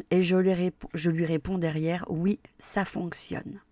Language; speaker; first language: French; native; French